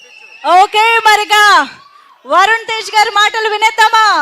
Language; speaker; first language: Telugu; native; Telugu